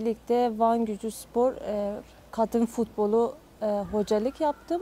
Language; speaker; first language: Turkish; non-native, fluent; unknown